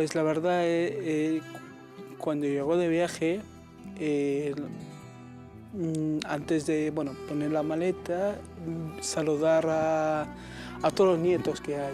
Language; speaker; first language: Spanish; non-native, learner; Arabic